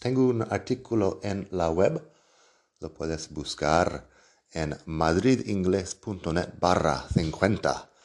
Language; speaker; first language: Spanish; non-native, fluent; English